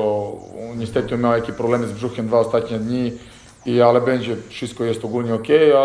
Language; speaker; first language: Polish; non-native, fluent; Serbian